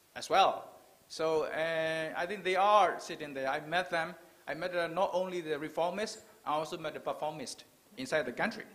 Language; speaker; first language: English; non-native, fluent; Burmese